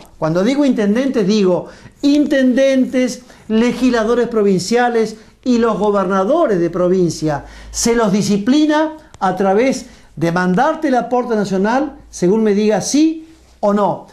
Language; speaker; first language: Spanish; native; Spanish